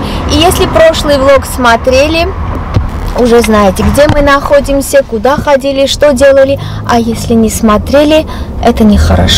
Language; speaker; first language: Russian; non-native, local second language; Armenian